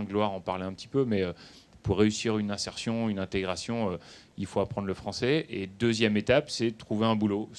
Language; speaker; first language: French; native; French